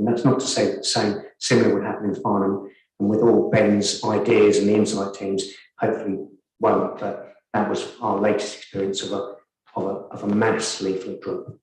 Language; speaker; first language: English; native; English